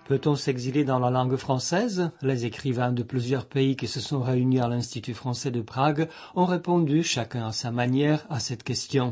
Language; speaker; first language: French; non-native, fluent; Czech